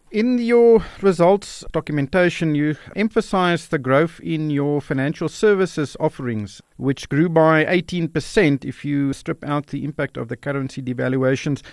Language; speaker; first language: English; non-native, local second language; Afrikaans